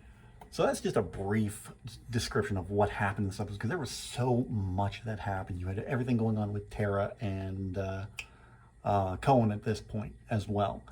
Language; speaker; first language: English; native; English